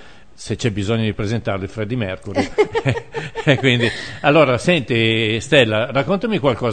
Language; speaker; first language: Italian; native; Italian